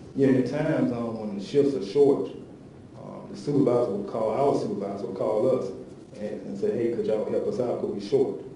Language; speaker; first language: English; native; English